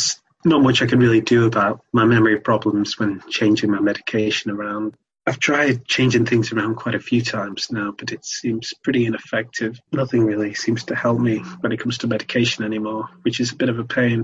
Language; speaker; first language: English; native; English